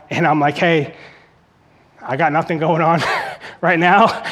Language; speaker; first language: English; native; English